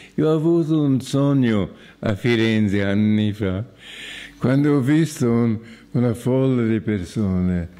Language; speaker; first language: Italian; non-native, fluent; English